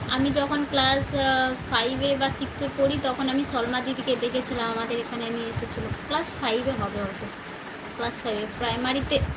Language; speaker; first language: Bangla; non-native, local second language; Santali